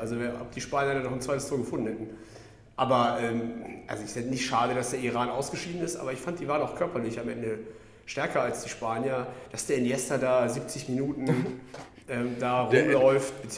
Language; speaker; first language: German; native; German